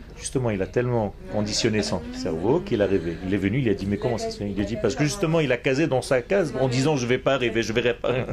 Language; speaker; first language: French; non-native, fluent; Hebrew